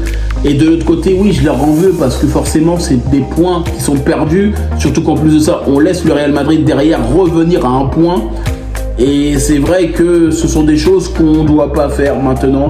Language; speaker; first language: French; native; French